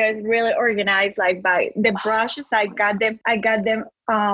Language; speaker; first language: English; non-native, fluent; Spanish